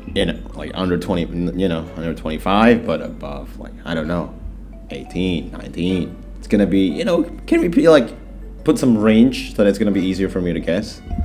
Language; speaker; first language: English; non-native, fluent; Indonesian